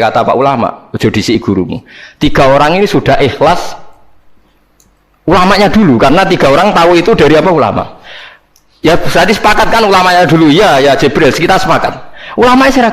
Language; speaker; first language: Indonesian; non-native, local second language; Javanese